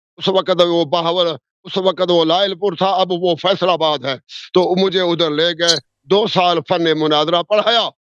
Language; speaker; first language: Urdu; non-native, local second language; Sindhi